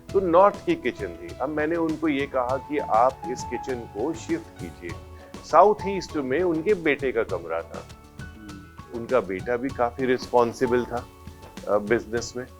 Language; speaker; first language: Hindi; native; Hindi